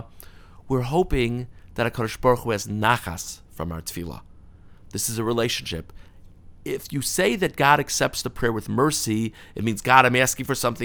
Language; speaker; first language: English; native; English